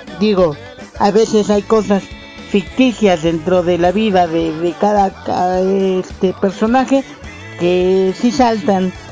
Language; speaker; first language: Spanish; native; Spanish